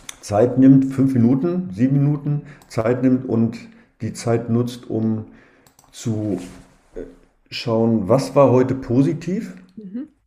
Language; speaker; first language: German; native; German